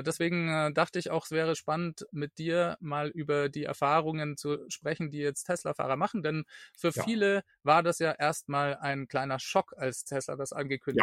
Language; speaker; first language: German; native; German